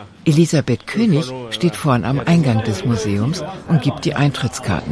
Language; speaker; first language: German; native; German